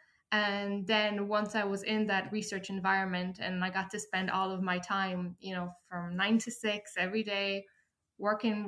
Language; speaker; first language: English; early bilingual, other home language; Polish